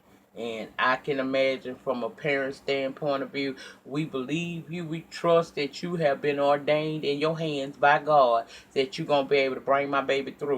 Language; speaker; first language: English; native; English